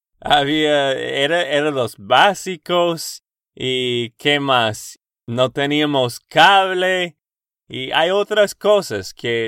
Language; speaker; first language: Spanish; non-native, learner; English